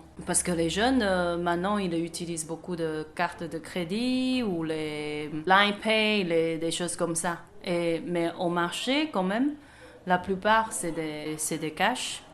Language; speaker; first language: French; non-native, fluent; Chinese